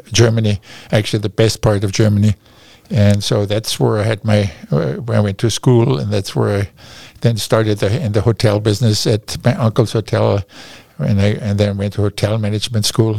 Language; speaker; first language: English; non-native, fluent; German